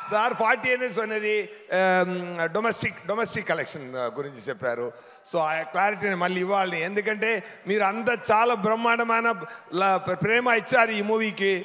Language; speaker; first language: Telugu; non-native, local second language; Tamil